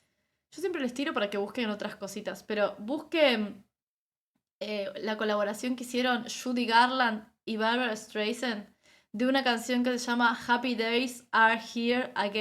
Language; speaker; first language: Spanish; native; Spanish